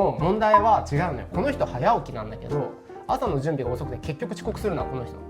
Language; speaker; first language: Japanese; native; Japanese